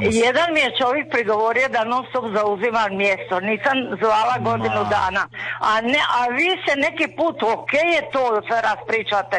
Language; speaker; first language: Serbian; native; Serbian